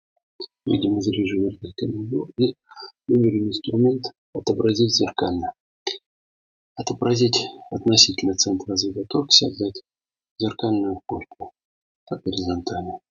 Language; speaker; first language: Russian; native; Russian